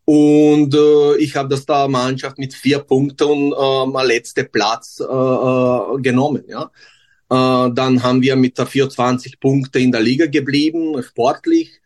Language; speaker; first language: German; non-native, learner; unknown